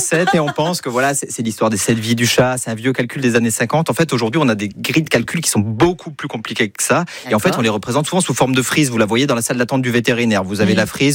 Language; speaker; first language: French; native; French